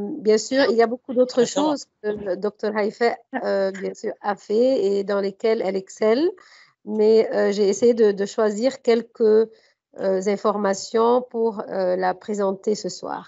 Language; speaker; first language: French; non-native, fluent; Arabic